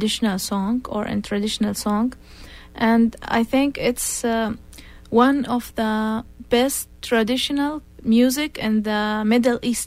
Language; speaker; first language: English; non-native, fluent; Arabic